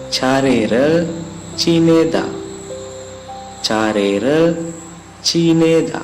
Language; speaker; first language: Korean; non-native, fluent; Sinhala